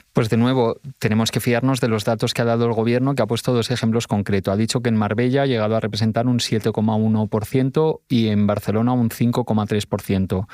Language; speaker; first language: Spanish; native; Spanish